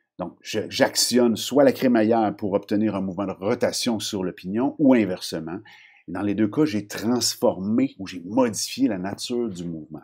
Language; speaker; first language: French; native; French